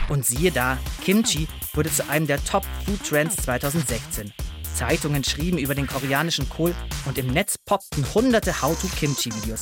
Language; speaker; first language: German; native; German